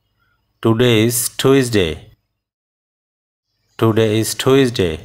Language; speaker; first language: English; non-native, fluent; Bangla